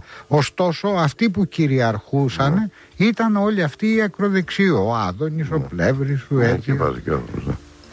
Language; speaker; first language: Greek; native; Greek